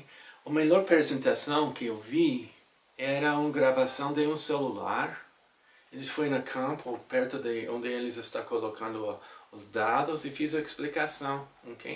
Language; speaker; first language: Portuguese; non-native, fluent; English